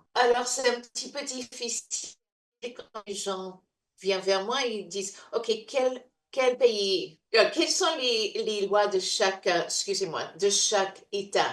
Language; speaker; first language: French; non-native, fluent; English